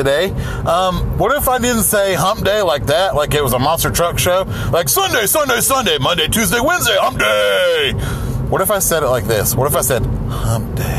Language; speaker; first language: English; native; English